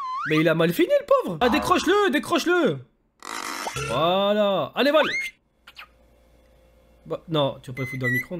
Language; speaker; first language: French; native; French